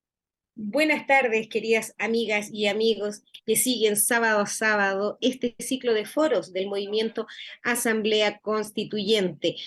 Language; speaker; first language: Spanish; native; Spanish